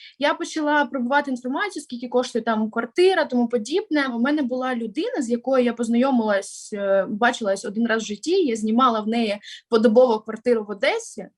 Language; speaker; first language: Ukrainian; non-native, local second language; Russian